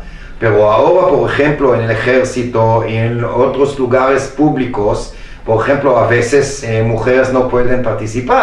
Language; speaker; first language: Spanish; non-native, fluent; Hebrew